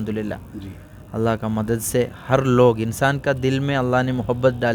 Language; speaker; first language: Hindi; non-native, local second language; Malayalam